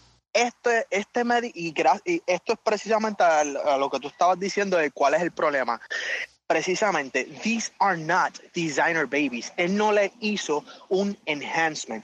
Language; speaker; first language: Spanish; native; Spanish